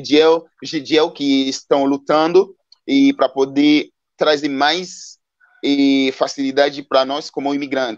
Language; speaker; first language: Portuguese; non-native, fluent; Haitian Creole